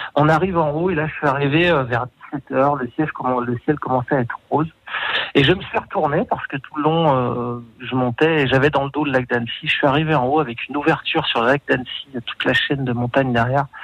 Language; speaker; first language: French; native; French